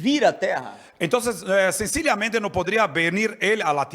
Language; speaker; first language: Spanish; non-native, learner; Portuguese